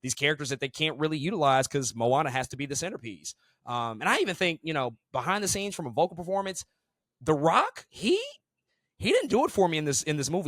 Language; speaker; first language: English; native; English